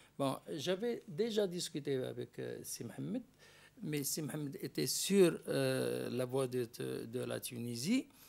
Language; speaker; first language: French; non-native, local second language; Arabic